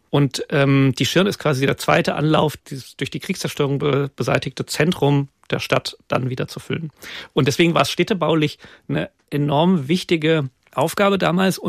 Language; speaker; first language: German; native; German